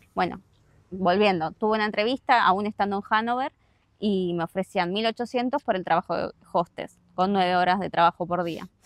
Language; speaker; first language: Spanish; native; Spanish